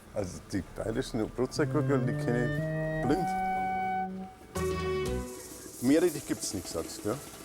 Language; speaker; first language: German; native; German